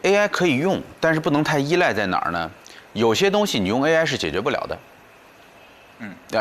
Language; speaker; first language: Chinese; native; Chinese